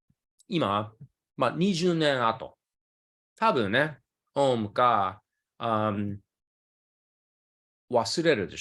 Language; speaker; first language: Japanese; early bilingual, other home language; English